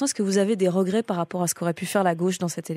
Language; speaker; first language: French; native; French